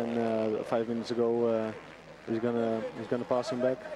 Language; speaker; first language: English; non-native, fluent; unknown